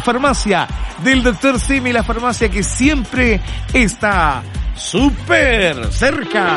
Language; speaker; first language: Spanish; native; Spanish